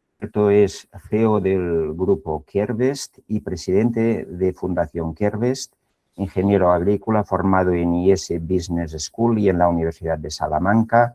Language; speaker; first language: Spanish; native; Spanish